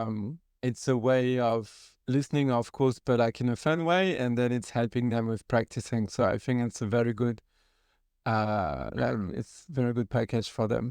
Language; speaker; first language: English; non-native, fluent; French